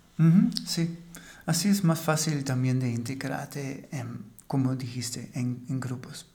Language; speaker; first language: Spanish; non-native, fluent; German